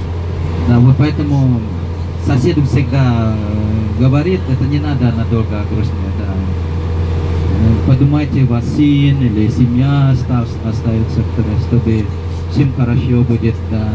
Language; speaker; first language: Russian; non-native, learner; Balinese